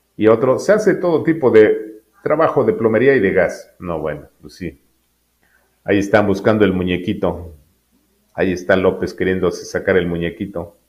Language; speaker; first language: Spanish; native; Spanish